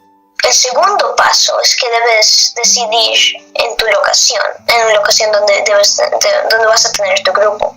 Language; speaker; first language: Spanish; non-native, fluent; English